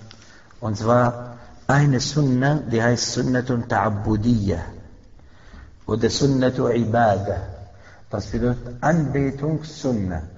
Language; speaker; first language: German; non-native, fluent; Arabic